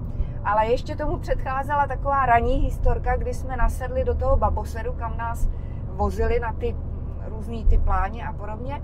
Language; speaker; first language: Czech; native; Czech